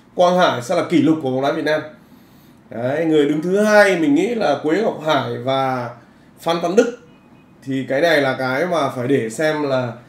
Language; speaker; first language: Vietnamese; native; Vietnamese